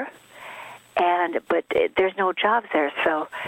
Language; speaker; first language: English; early bilingual, other home language; Swedish